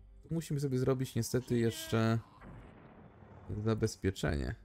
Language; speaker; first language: Polish; native; Polish